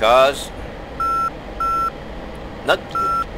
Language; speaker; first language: English; non-native, learner; French